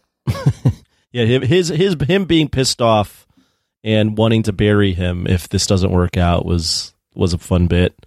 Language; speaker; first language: English; native; English